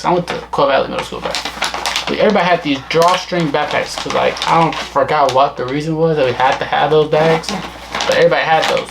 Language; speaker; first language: English; native; English